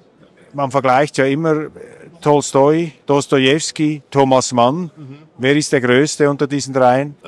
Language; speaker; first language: German; native; German